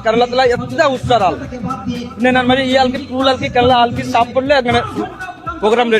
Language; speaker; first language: Malayalam; non-native, learner; Bangla